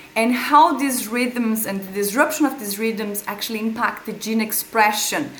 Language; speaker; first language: English; non-native, fluent; Portuguese